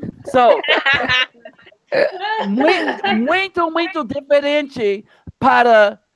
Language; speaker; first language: Portuguese; non-native, learner; English